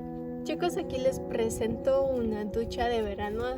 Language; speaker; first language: Spanish; non-native, local second language; Russian